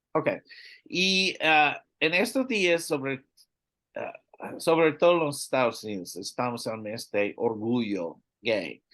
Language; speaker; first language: Spanish; non-native, learner; English